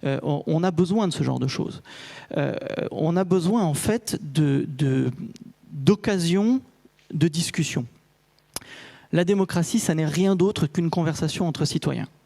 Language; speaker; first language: French; native; French